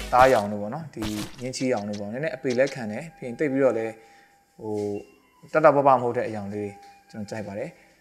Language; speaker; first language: Burmese; non-native, local second language; Shan